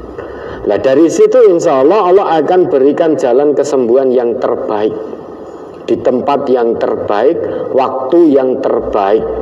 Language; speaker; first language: Indonesian; non-native, local second language; Javanese